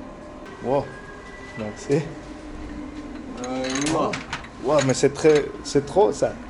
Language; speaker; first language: French; non-native, learner; Spanish